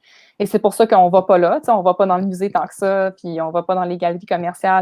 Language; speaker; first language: French; native; French